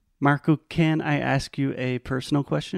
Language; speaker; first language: English; non-native, fluent; Portuguese